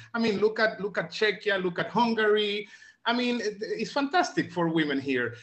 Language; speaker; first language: English; non-native, fluent; Spanish